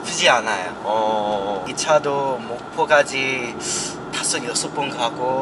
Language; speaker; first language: Korean; non-native, learner; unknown